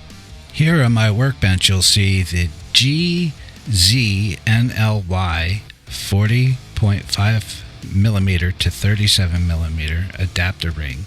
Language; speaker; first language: English; native; English